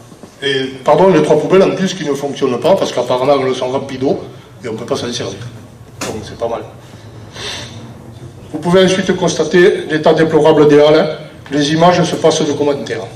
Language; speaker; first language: French; native; French